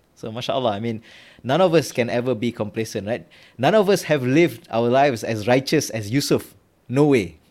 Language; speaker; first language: English; non-native, local second language; Malay